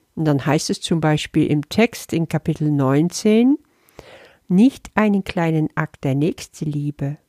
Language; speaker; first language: German; early bilingual, other home language; Dutch